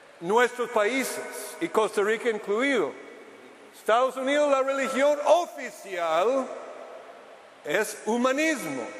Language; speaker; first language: Spanish; non-native, fluent; English